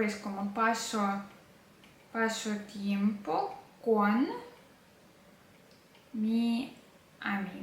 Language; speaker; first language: Spanish; non-native, fluent; Ukrainian